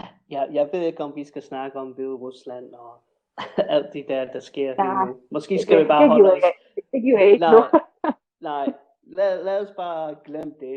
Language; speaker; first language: Danish; non-native, fluent; English